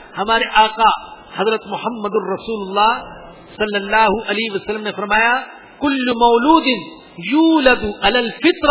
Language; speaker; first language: Urdu; non-native, local second language; Punjabi